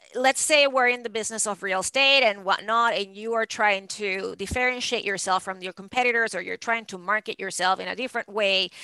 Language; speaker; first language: English; non-native, fluent; Spanish